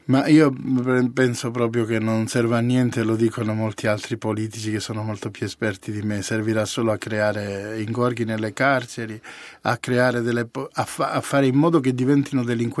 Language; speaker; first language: Italian; native; Italian